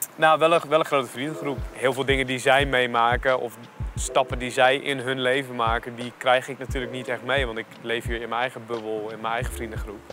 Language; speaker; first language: Dutch; native; Dutch